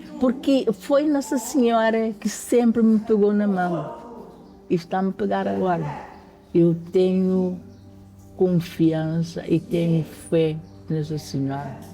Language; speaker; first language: Portuguese; non-native, local second language; Kabuverdianu